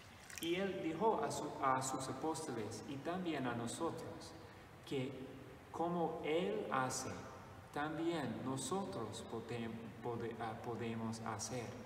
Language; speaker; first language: Spanish; non-native, fluent; English